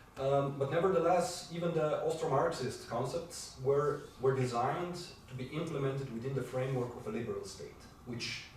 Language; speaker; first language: English; non-native, fluent; Slovenian